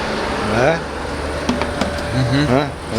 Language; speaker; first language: Russian; non-native, local second language; Chechen